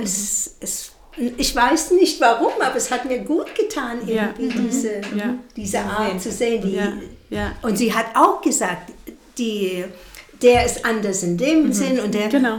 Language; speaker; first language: German; non-native, fluent; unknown